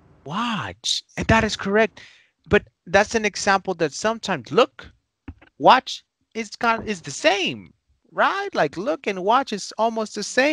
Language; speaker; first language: English; non-native, fluent; Spanish